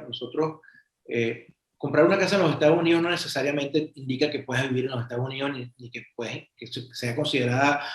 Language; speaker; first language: Spanish; native; Spanish